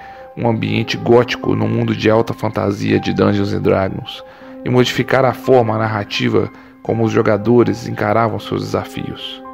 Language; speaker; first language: Portuguese; native; Portuguese